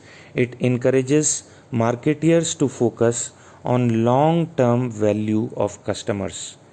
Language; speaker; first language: English; non-native, local second language; Hindi